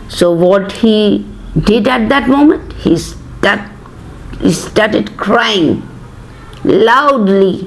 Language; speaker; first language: English; non-native, local second language; Bangla